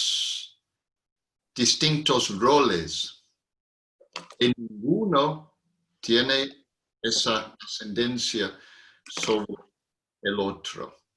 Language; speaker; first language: Spanish; non-native, fluent; English